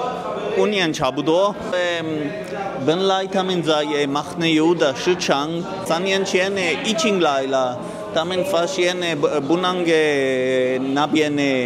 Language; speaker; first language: Chinese; non-native, learner; Hebrew